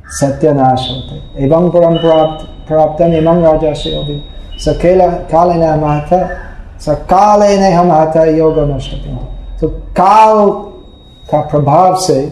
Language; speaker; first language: Hindi; non-native, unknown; English